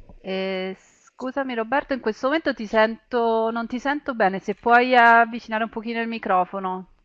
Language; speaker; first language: Italian; native; Italian